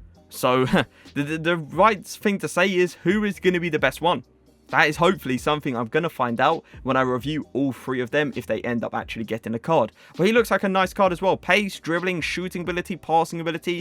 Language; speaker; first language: English; native; English